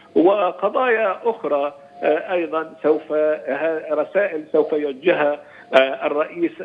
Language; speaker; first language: Arabic; non-native, fluent; Turkish